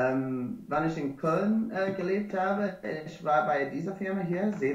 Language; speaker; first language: German; non-native, learner; English